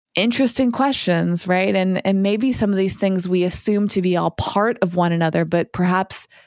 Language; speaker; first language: English; native; English